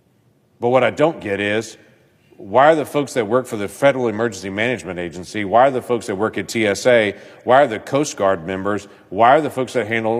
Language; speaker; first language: English; native; English